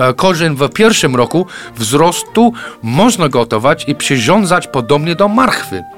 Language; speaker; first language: Polish; non-native, fluent; English